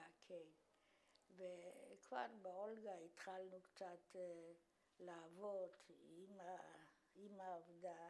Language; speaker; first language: Hebrew; non-native, fluent; Polish